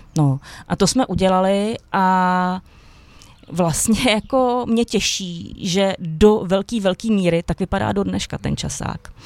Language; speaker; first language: Czech; native; Czech